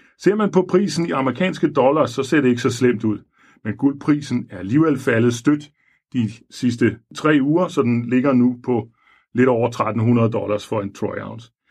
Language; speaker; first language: Danish; native; Danish